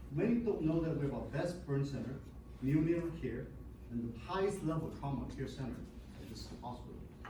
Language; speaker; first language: English; non-native, local second language; Cantonese